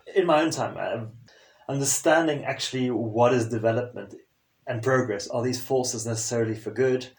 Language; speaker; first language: English; non-native, local second language; French